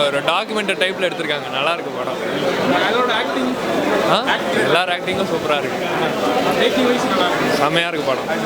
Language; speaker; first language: Tamil; native; Tamil